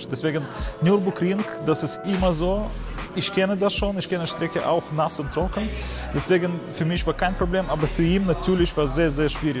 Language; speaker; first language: German; non-native, learner; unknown